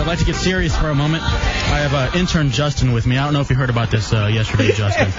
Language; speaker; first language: English; native; English